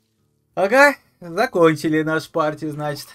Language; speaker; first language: Russian; native; Russian